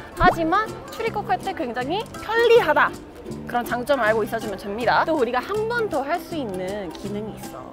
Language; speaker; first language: Korean; native; Korean